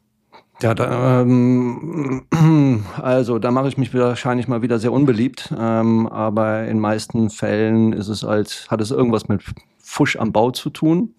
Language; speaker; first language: German; native; German